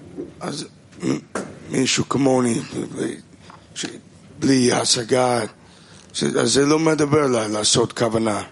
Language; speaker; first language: Hebrew; non-native, fluent; Russian